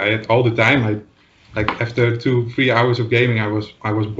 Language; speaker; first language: English; non-native, fluent; Dutch